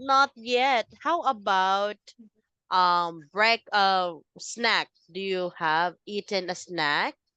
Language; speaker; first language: English; non-native, fluent; Filipino